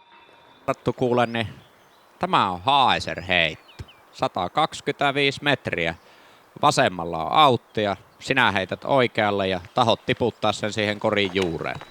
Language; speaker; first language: Finnish; native; Finnish